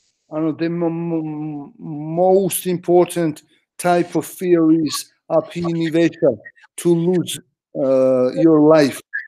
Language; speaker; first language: English; non-native, fluent; Georgian